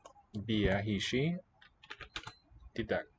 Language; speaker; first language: Indonesian; non-native, learner; English